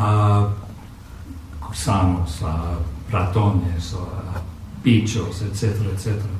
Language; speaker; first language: Spanish; non-native, fluent; English